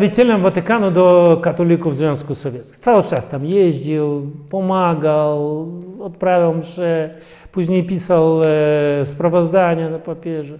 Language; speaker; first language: Polish; non-native, fluent; Russian